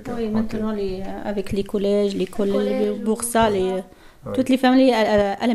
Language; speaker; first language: French; non-native, learner; Arabic